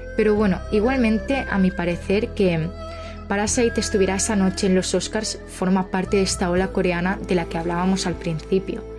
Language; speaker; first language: Spanish; native; Spanish